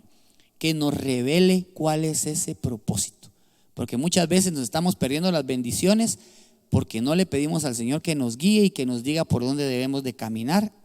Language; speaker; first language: Spanish; native; Spanish